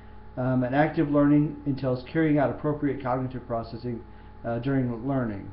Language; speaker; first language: English; native; English